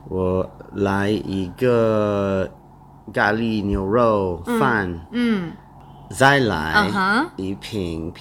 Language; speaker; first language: Chinese; non-native, learner; English